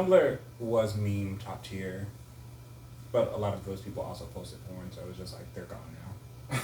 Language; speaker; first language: English; native; English